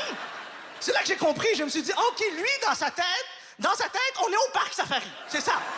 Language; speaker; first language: French; native; French